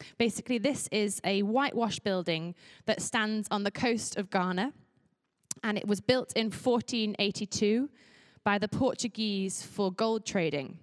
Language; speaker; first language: English; native; English